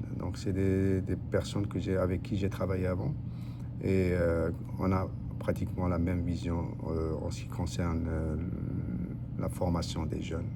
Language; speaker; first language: French; non-native, local second language; Arabic